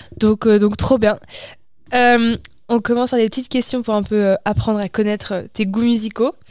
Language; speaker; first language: French; native; French